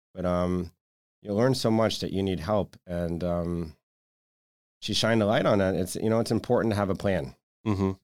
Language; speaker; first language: English; native; English